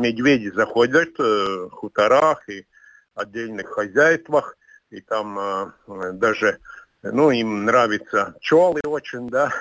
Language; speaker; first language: Russian; non-native, local second language; Latvian